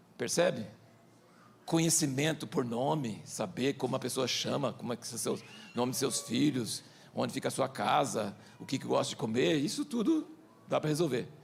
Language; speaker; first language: Portuguese; early bilingual, other home language; English